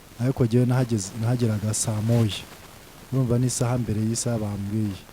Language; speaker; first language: Kinyarwanda; early bilingual, heritage; Kinyarwanda